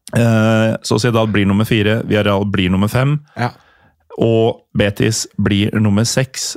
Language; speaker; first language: Norwegian; native; Norwegian